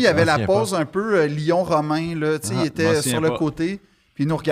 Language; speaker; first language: French; native; French